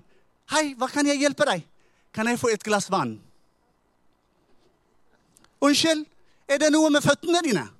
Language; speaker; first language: Norwegian; non-native, fluent; Tigrinya